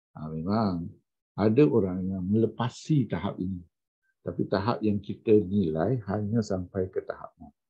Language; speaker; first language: Malay; native; Malay